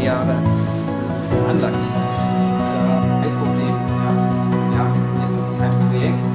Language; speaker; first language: German; non-native, local second language; Luxembourgish